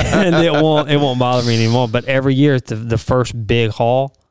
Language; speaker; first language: English; native; English